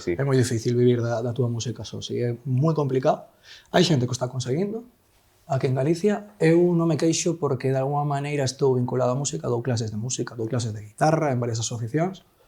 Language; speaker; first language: Galician; non-native, local second language; Spanish